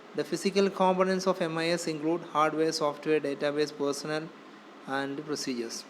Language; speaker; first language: English; non-native, local second language; Malayalam